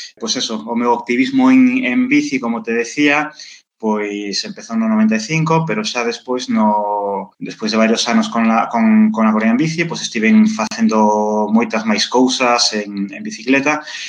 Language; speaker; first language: Galician; non-native, local second language; Spanish